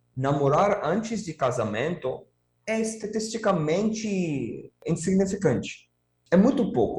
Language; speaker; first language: Portuguese; non-native, fluent; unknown